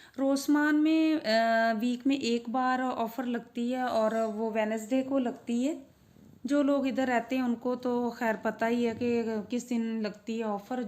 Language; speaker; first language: Urdu; non-native, local second language; Punjabi